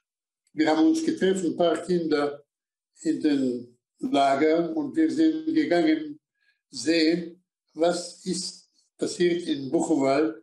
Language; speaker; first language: German; non-native, fluent; Slovak